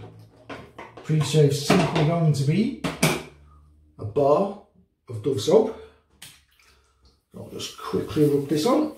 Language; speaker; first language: English; native; English